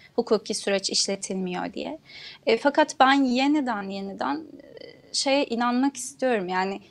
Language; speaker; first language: Turkish; non-native, local second language; Kurdish